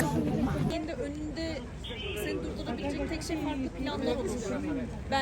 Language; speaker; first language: Turkish; native; Turkish